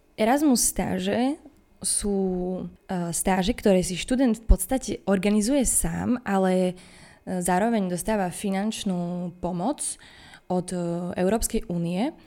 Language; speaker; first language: Slovak; native; Slovak